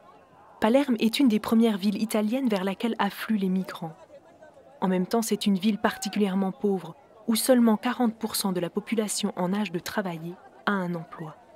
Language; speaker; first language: French; native; French